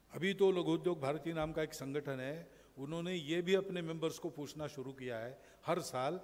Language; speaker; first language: Hindi; non-native, local second language; Marathi